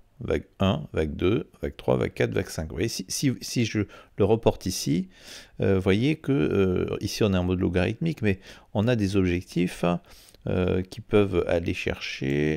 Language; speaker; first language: French; native; French